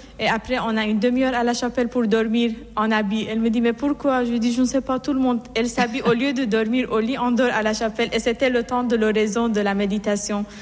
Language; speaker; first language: French; non-native, fluent; Persian